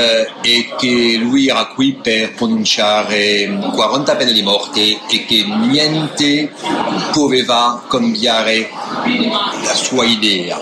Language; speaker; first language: Italian; non-native, fluent; French